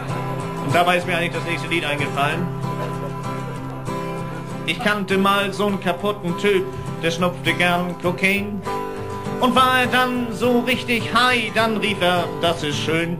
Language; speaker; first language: German; native; German